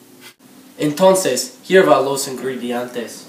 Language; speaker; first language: Spanish; non-native, learner; English